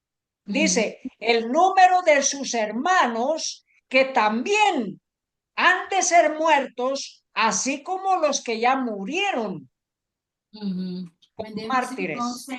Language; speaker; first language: Spanish; native; Spanish